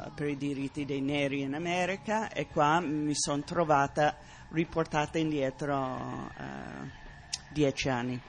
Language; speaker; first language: Italian; non-native, fluent; English